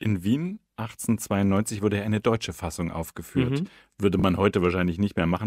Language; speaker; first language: German; native; German